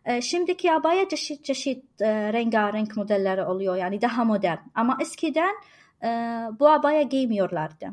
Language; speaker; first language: Turkish; non-native, learner; Arabic